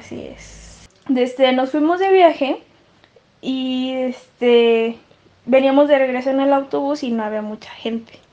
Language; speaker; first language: Spanish; native; Spanish